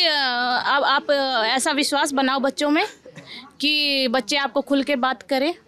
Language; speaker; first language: Hindi; native; Hindi